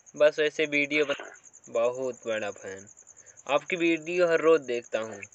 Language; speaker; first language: Hindi; native; Hindi